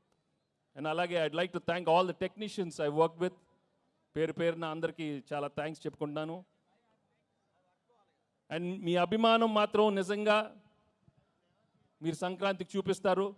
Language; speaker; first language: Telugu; native; Telugu